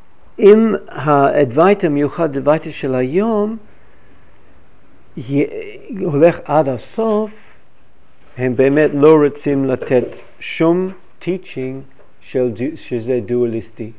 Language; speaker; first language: Hebrew; non-native, fluent; English